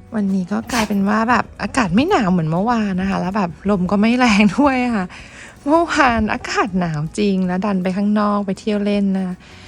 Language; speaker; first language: Thai; native; Thai